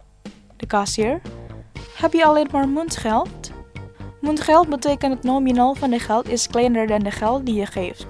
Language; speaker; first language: Dutch; non-native, learner; Indonesian